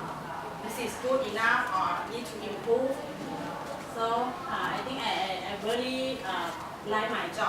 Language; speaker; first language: English; non-native, learner; Thai